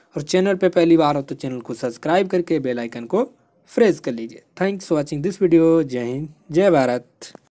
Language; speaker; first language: Hindi; native; Hindi